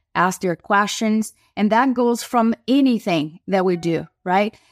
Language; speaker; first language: English; non-native, fluent; Portuguese